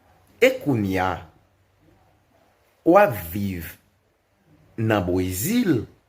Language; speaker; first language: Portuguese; non-native, learner; Haitian Creole